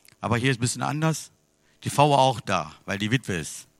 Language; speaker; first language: German; non-native, fluent; Tamil